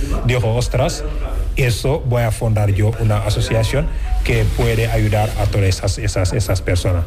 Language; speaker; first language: Spanish; non-native, fluent; Wolof